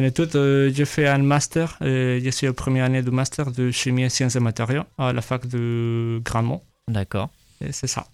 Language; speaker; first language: French; non-native, learner; Spanish